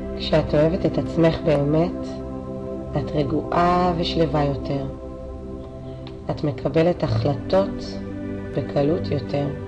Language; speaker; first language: Hebrew; native; Hebrew